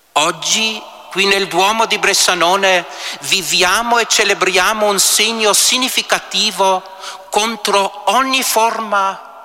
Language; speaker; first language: Italian; non-native, local second language; German